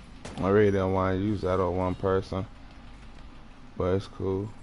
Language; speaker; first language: English; native; English